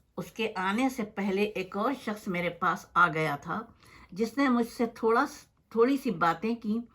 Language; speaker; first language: Urdu; native; Urdu